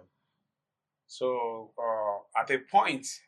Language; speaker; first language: English; non-native, local second language; Yoruba